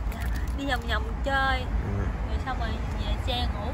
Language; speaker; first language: Vietnamese; native; Vietnamese